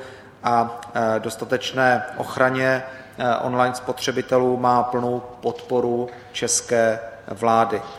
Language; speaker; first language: Czech; native; Czech